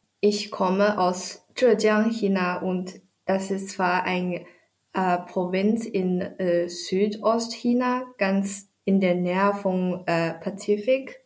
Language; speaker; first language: German; non-native, learner; Chinese